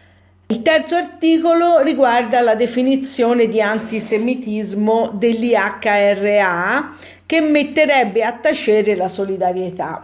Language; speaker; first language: Italian; native; Italian